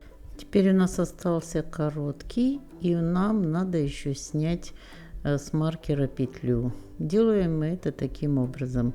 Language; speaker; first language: Russian; native; Russian